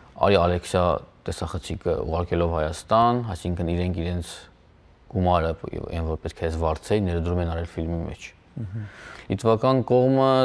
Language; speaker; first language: Armenian; native; Armenian